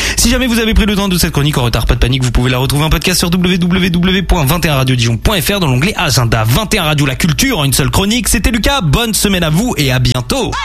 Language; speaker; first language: French; native; French